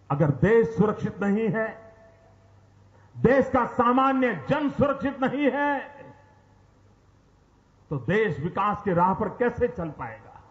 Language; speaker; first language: Hindi; non-native, local second language; Gujarati